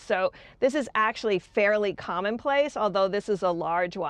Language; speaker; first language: English; native; English